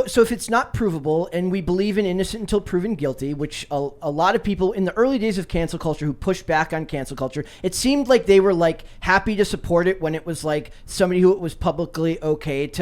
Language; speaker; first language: English; native; English